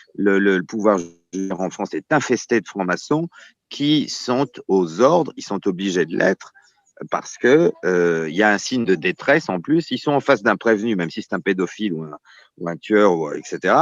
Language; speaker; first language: French; native; French